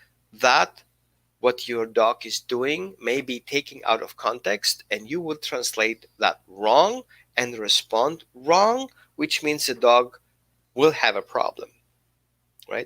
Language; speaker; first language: English; non-native, fluent; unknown